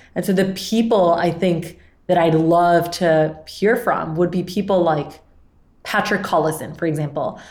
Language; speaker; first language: English; non-native, fluent; Spanish